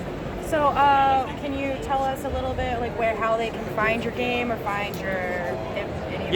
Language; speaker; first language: English; native; English